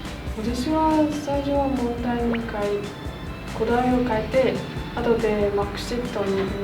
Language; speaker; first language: Japanese; non-native, learner; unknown